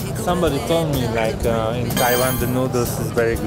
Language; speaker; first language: English; non-native, learner; Chinese